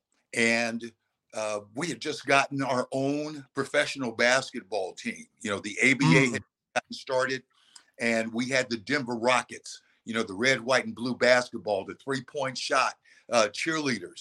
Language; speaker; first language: English; native; English